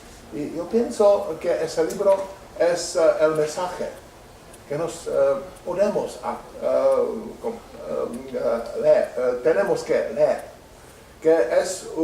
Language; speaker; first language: Spanish; non-native, learner; Czech